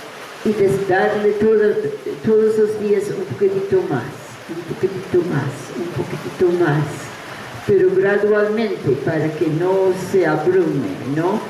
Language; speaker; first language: Spanish; non-native, fluent; English